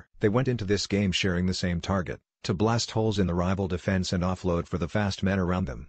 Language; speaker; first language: English; native; English